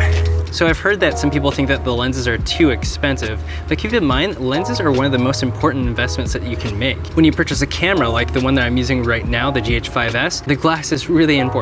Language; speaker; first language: English; native; English